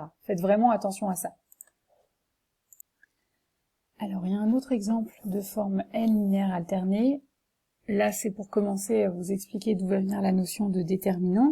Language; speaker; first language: French; native; French